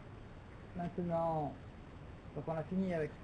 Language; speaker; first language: French; non-native, fluent; English